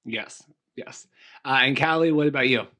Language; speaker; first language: English; native; English